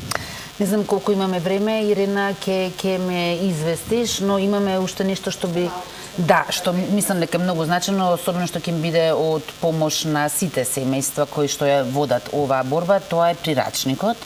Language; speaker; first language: Macedonian; native; Macedonian